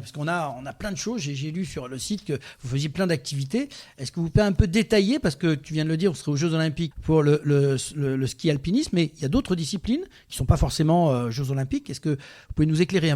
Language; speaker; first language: French; native; French